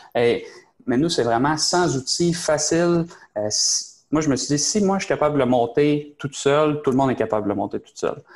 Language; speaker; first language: French; native; French